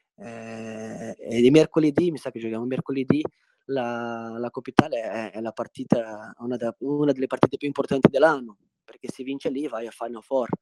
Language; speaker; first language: Italian; non-native, fluent; Portuguese